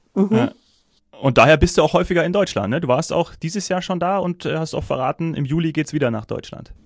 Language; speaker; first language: German; native; German